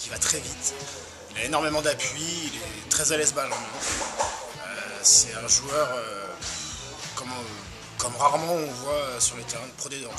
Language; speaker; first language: French; native; French